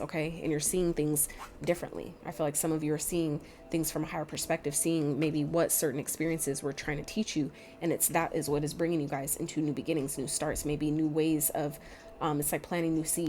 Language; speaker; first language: English; native; English